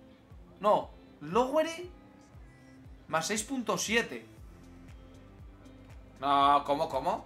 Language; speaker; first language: Spanish; native; Spanish